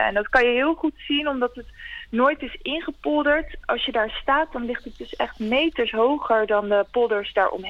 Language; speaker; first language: Dutch; native; Dutch